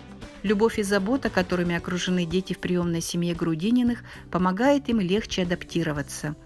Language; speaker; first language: Russian; native; Russian